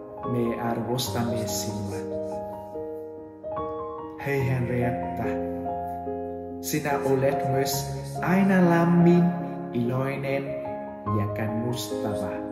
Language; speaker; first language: Finnish; non-native, learner; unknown